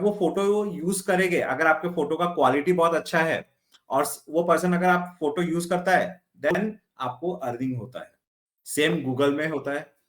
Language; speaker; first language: Hindi; native; Hindi